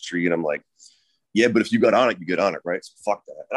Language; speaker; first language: English; native; English